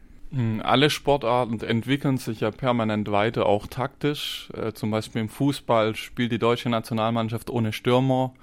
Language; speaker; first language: German; native; German